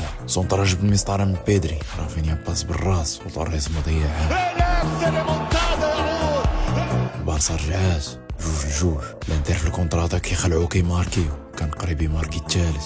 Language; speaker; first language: Arabic; native; Arabic